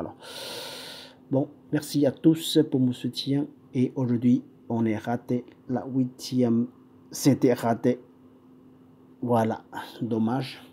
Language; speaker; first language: French; non-native, fluent; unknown